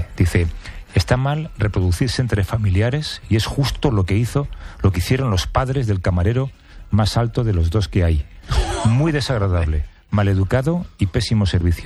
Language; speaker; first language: Spanish; native; Spanish